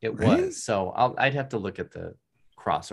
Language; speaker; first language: English; native; English